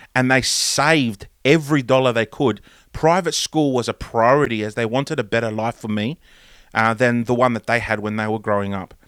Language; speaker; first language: English; early bilingual, other home language; Greek